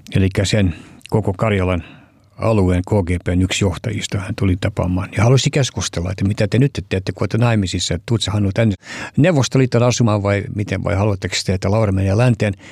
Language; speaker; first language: Finnish; early bilingual, heritage; Finnish